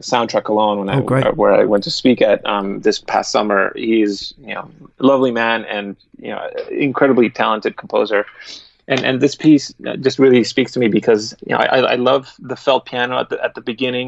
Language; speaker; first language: English; non-native, fluent; Spanish